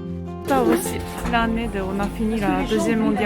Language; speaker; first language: French; non-native, learner; Japanese